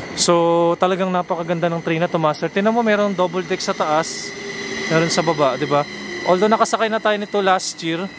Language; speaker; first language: Filipino; native; Filipino